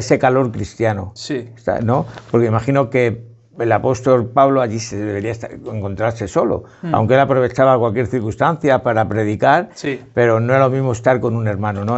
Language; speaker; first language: Spanish; native; Spanish